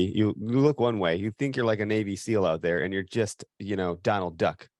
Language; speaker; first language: English; native; English